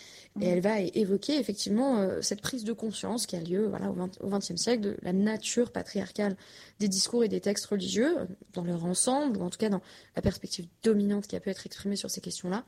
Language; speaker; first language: French; native; French